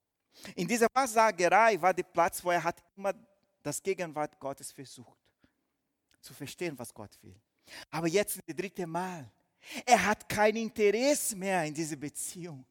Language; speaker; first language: German; non-native, fluent; Portuguese